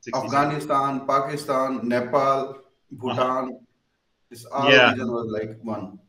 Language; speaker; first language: English; non-native, local second language; Punjabi